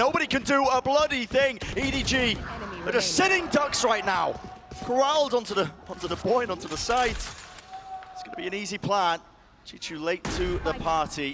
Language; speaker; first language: English; native; English